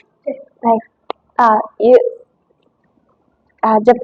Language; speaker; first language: English; non-native, learner; Japanese